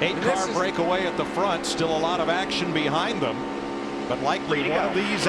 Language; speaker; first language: English; native; English